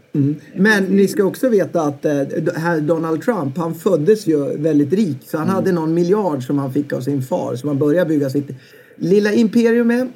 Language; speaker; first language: Swedish; native; Swedish